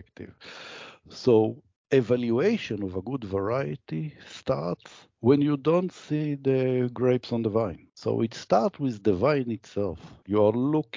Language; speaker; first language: English; non-native, fluent; Hebrew